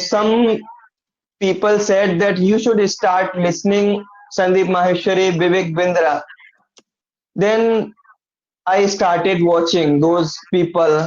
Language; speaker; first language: English; non-native, learner; Hindi